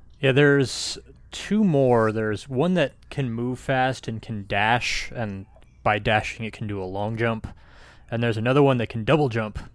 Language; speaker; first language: English; native; English